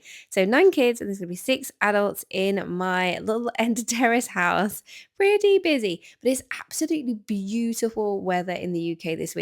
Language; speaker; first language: English; native; English